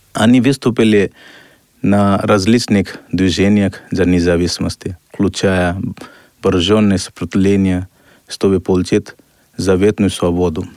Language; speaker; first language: Russian; non-native, fluent; Hindi